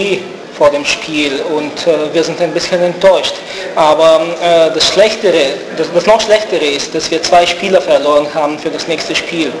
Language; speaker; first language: German; non-native, fluent; Bulgarian